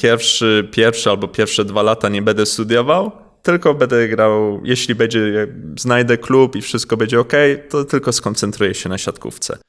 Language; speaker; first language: Polish; early bilingual, heritage; Polish